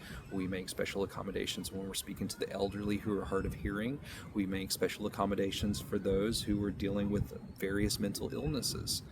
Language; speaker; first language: English; native; English